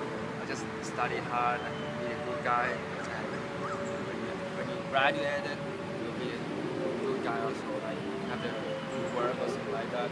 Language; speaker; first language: English; non-native, learner; Thai